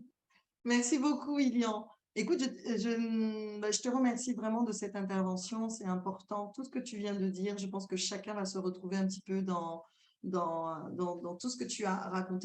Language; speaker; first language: French; native; French